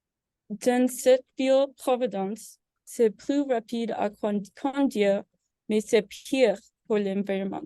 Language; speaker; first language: French; non-native, learner; English